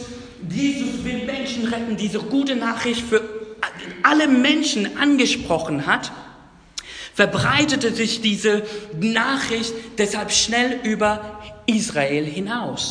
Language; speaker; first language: German; non-native, fluent; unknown